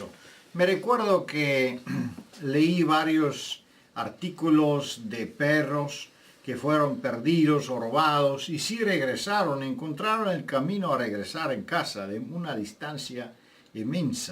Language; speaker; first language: Spanish; non-native, fluent; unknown